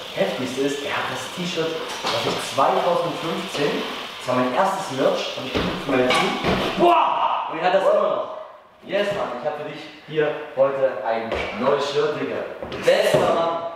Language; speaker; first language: German; native; German